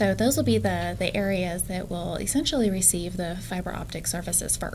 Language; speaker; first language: English; native; English